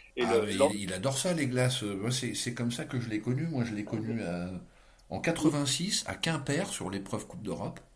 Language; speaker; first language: French; native; French